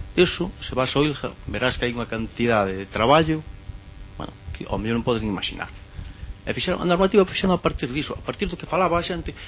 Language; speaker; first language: Galician; native; Galician